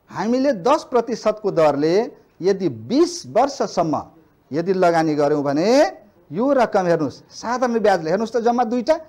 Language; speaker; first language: Nepali; non-native, local second language; Maithili